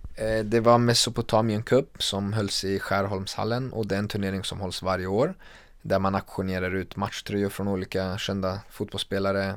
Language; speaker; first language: Swedish; early bilingual, other home language; Kurdish